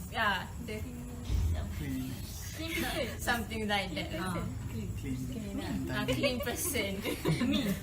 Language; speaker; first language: English; non-native, local second language; Malay